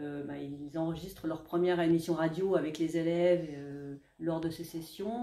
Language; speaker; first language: French; native; French